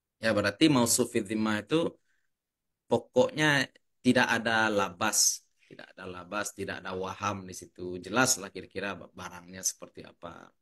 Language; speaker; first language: Indonesian; native; Indonesian